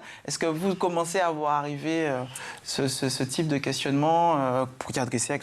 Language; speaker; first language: French; native; French